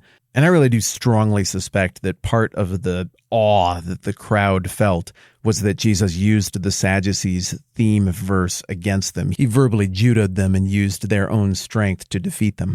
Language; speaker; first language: English; native; English